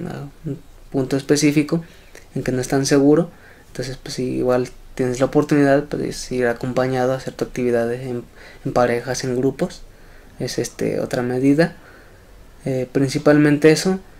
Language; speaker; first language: Spanish; native; Spanish